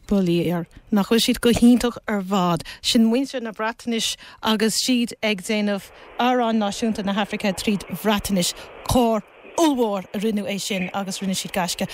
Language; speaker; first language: Irish; native; Irish